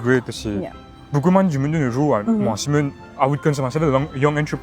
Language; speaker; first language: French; non-native, local second language; Morisyen